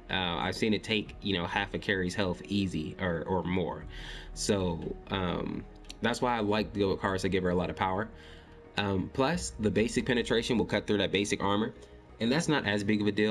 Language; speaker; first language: English; native; English